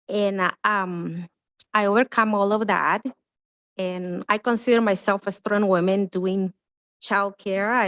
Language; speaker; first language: English; non-native, fluent; Spanish